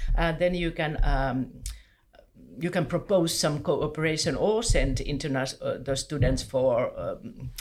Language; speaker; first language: English; non-native, fluent; Finnish